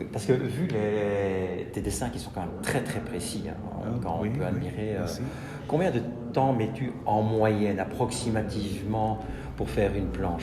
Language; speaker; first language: French; native; French